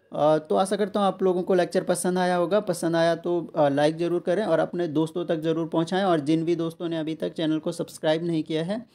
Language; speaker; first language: Hindi; native; Hindi